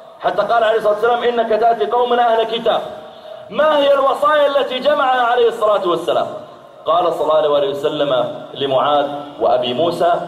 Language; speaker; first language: Arabic; native; Arabic